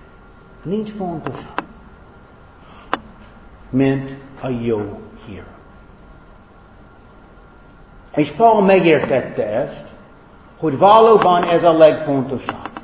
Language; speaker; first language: Hungarian; non-native, fluent; English